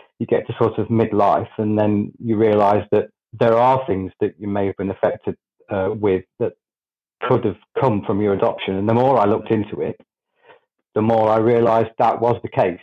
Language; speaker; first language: English; native; English